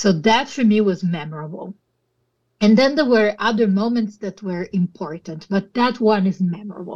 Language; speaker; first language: English; non-native, fluent; Italian